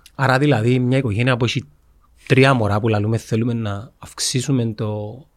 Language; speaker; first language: Greek; native; Greek